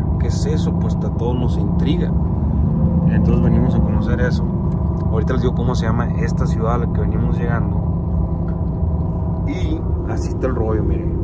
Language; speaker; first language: Spanish; native; Spanish